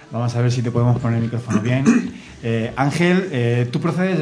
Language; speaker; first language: Spanish; native; Spanish